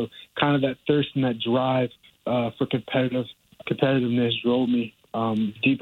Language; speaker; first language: English; native; English